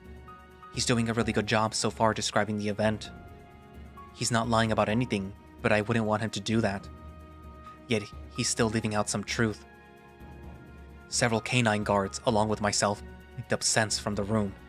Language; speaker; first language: English; native; English